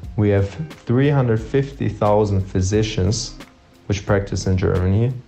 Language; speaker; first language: English; non-native, fluent; German